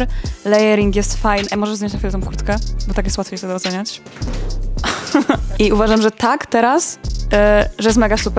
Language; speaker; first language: Polish; native; Polish